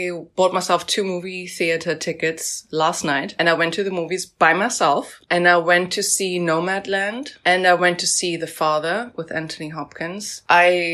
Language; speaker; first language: English; native; English